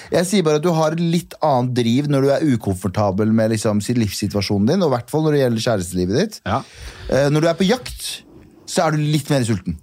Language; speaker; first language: Norwegian; early bilingual, other home language; Kurdish